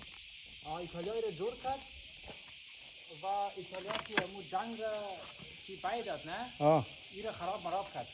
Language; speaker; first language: Persian; early bilingual, heritage; Persian